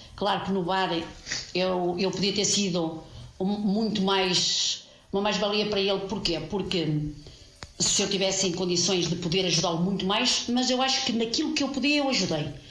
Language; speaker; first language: Portuguese; native; Portuguese